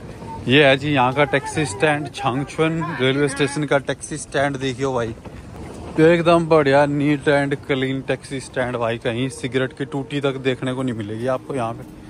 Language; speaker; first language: Hindi; native; Hindi